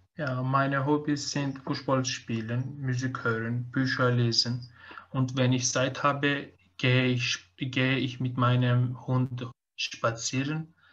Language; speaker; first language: German; non-native, learner; Turkish